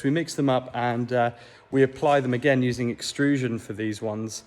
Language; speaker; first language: English; native; English